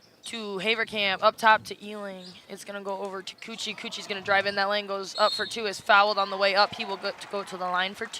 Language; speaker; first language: English; native; English